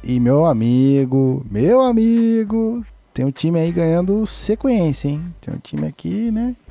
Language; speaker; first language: Portuguese; native; Portuguese